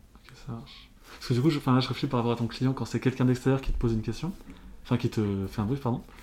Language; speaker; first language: French; native; French